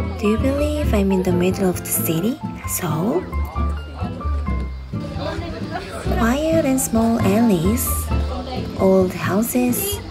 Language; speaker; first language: English; non-native, learner; Korean